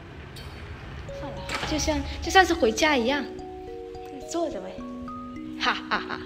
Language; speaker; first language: Chinese; non-native, fluent; Vietnamese